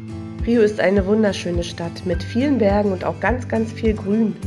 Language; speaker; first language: German; native; German